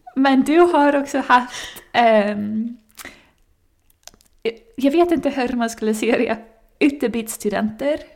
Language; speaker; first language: Swedish; non-native, learner; English